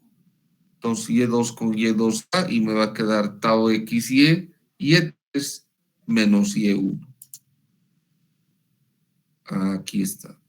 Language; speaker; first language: Spanish; native; Spanish